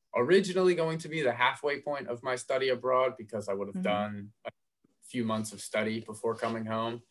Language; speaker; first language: English; native; English